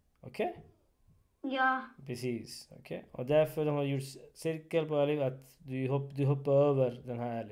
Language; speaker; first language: Swedish; non-native, fluent; Urdu